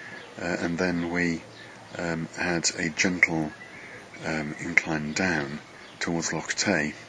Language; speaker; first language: English; native; English